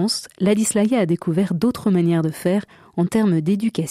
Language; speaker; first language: French; native; French